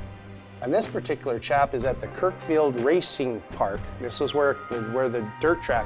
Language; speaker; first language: English; native; English